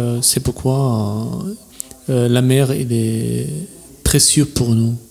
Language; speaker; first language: French; non-native, fluent; Arabic